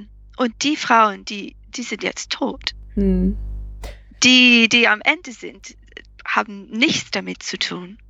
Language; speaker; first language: German; non-native, fluent; English